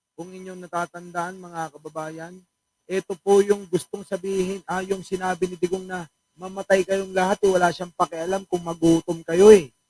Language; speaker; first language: Filipino; non-native, local second language; Iloko